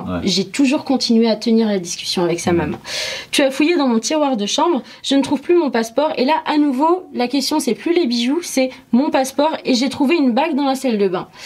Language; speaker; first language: French; early bilingual, other home language; Arabic